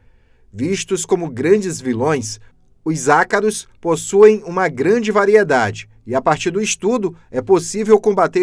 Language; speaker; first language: Portuguese; native; Portuguese